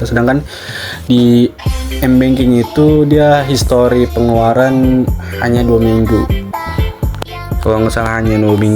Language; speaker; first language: Indonesian; native; Indonesian